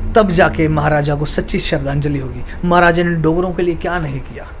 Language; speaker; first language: Hindi; native; Hindi